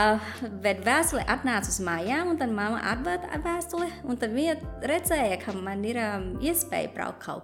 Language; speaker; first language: Latvian; non-native, fluent; Thai